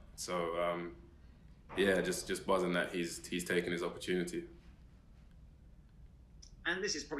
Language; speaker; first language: English; native; English